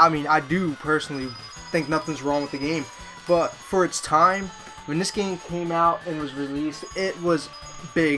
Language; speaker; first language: English; native; English